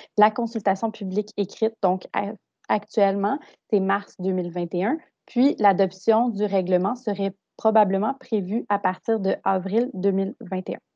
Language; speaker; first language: French; native; French